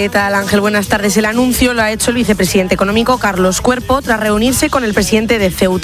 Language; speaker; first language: Spanish; native; Spanish